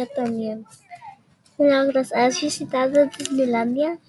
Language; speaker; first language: Spanish; early bilingual, heritage; Spanish